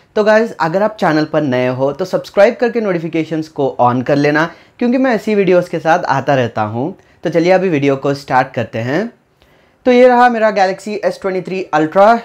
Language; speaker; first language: Hindi; native; Hindi